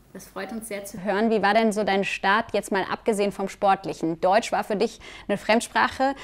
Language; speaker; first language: German; native; German